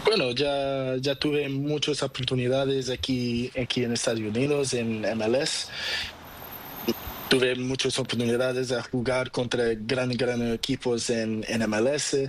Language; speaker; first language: Spanish; non-native, learner; Portuguese